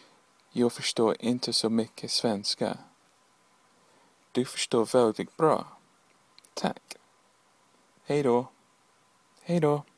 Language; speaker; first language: Swedish; non-native, learner; English